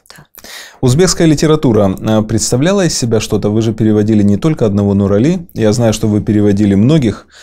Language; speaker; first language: Russian; native; Russian